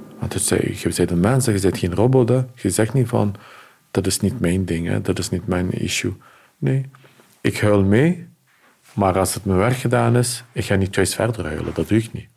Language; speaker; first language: Dutch; early bilingual, other home language; Turkish